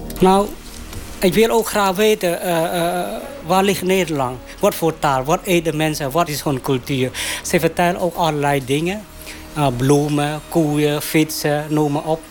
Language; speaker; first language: Dutch; non-native, fluent; Khmer